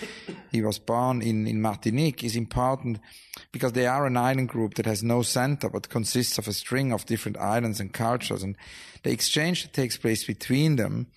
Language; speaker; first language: English; non-native, fluent; German